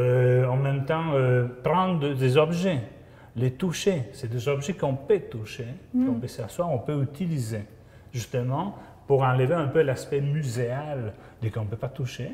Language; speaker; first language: French; non-native, fluent; Spanish